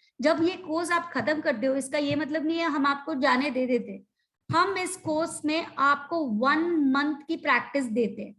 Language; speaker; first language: Hindi; native; Hindi